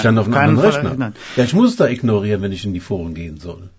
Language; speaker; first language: German; native; German